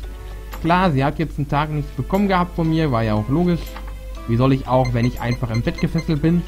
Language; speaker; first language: German; native; German